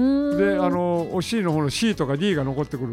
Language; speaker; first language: Japanese; native; Japanese